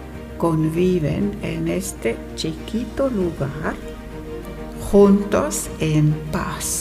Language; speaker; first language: Spanish; non-native, fluent; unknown